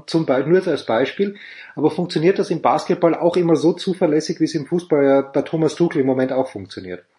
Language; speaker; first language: German; native; German